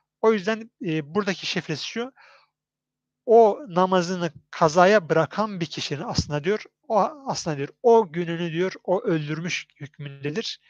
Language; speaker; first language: Turkish; native; Turkish